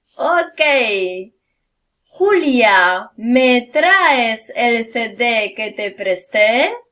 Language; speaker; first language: Polish; non-native, fluent; Spanish